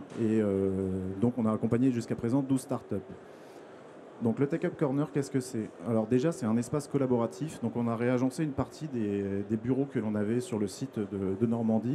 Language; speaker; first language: French; native; French